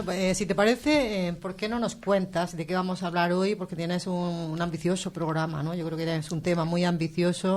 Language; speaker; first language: Spanish; native; Spanish